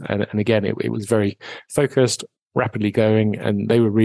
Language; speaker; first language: English; native; English